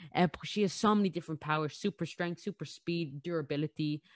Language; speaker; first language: English; native; English